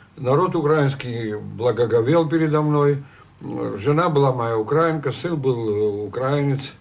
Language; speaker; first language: Russian; non-native, local second language; Armenian